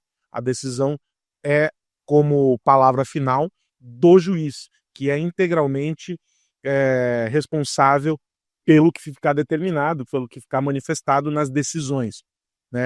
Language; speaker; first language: Portuguese; native; Portuguese